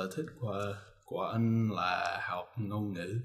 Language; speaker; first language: Vietnamese; non-native, learner; English